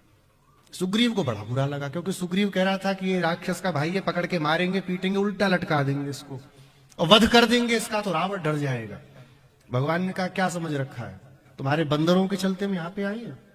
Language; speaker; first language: Hindi; native; Hindi